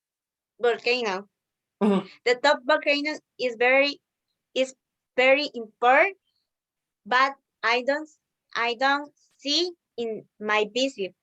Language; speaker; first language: English; non-native, learner; Spanish